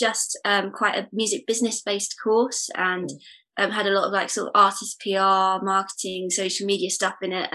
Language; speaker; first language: English; native; English